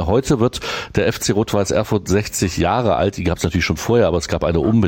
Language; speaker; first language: German; native; German